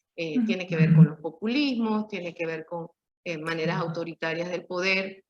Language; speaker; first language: Spanish; native; Spanish